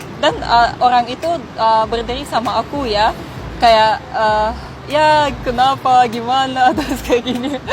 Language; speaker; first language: Indonesian; non-native, fluent; Russian